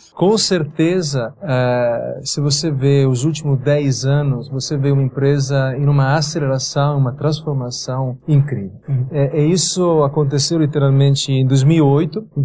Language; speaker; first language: Portuguese; non-native, fluent; Italian